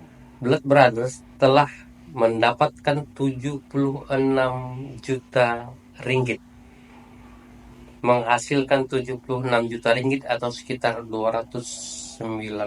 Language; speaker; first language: Indonesian; native; Indonesian